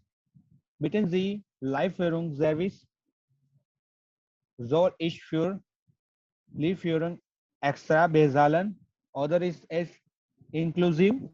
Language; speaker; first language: German; non-native, learner; Gujarati